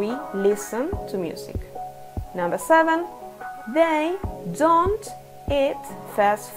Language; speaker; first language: English; non-native, fluent; Spanish